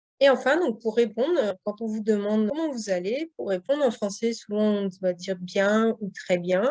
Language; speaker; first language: French; native; French